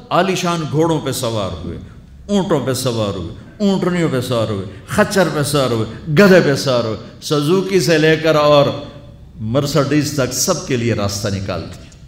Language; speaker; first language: Urdu; non-native, local second language; Punjabi